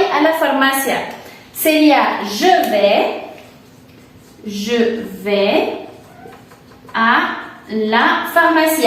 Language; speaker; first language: Spanish; non-native, fluent; French